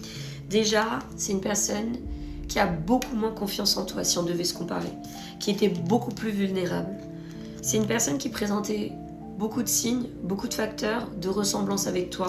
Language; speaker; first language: French; native; French